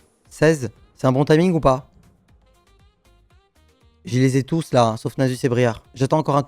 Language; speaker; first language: French; native; French